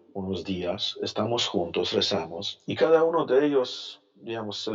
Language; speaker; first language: Spanish; non-native, fluent; Polish